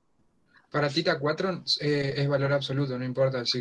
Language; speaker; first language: Spanish; native; Spanish